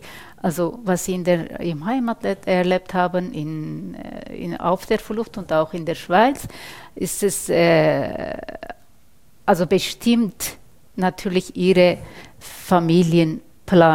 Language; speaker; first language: German; non-native, fluent; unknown